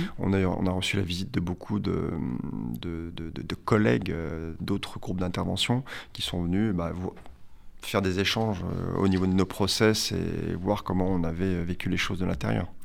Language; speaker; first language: French; native; French